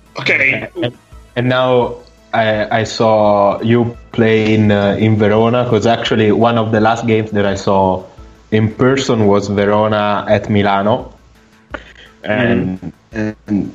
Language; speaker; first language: English; non-native, fluent; Italian